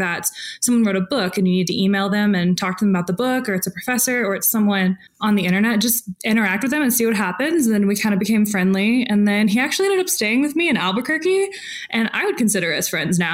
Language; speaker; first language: English; native; English